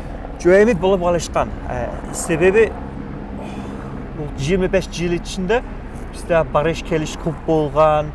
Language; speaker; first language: Kyrgyz; non-native, fluent; English